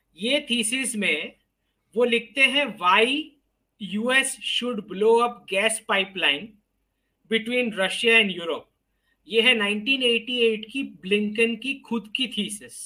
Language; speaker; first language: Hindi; native; Hindi